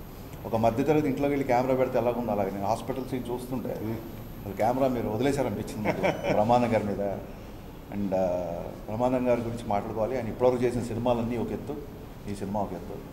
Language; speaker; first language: Telugu; native; Telugu